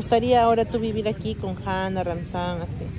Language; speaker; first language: Spanish; native; Spanish